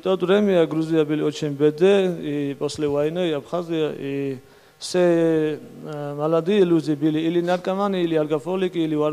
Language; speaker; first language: Russian; non-native, learner; Georgian